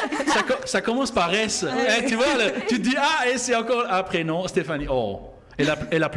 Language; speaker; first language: French; native; French